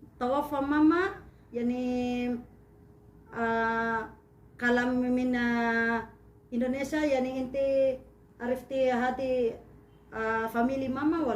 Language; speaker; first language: Arabic; non-native, learner; Indonesian